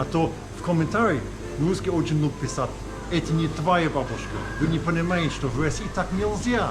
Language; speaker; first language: Russian; non-native, learner; English